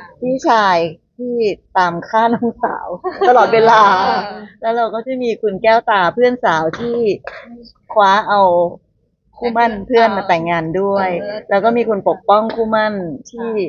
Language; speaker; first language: Thai; native; Thai